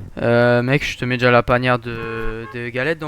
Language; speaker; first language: French; native; French